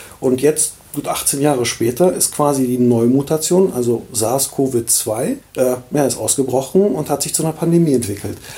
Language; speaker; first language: German; early bilingual, other home language; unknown